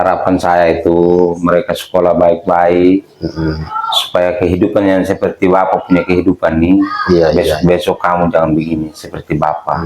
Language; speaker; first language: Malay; non-native, local second language; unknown